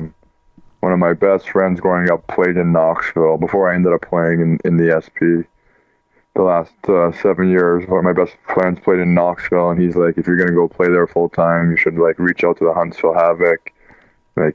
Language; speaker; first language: English; native; English